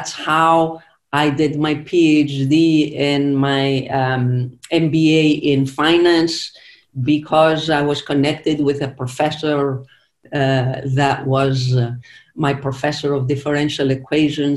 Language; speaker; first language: English; non-native, fluent; Greek